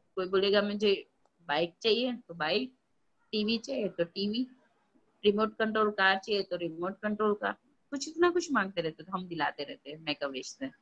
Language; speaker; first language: Hindi; non-native, local second language; Gujarati